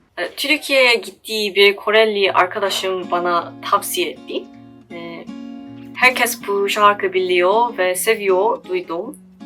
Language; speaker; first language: Turkish; non-native, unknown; Korean